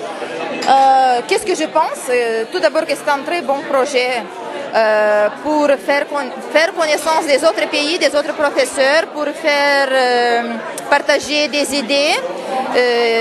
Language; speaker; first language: French; non-native, fluent; Lithuanian